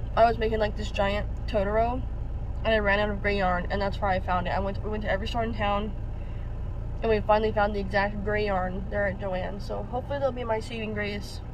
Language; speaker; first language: English; native; English